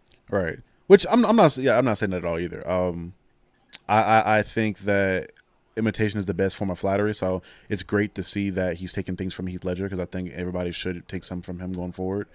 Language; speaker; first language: English; native; English